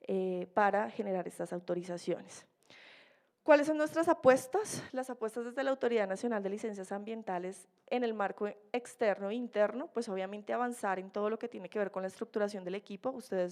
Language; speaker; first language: Spanish; native; Spanish